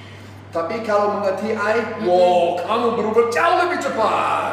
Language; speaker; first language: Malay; non-native, fluent; English